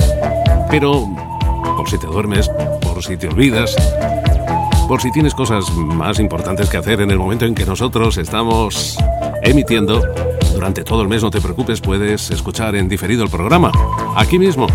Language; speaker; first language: Spanish; native; Spanish